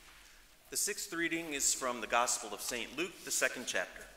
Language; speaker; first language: English; native; English